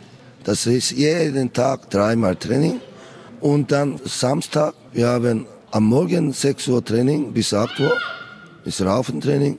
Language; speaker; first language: German; non-native, learner; Korean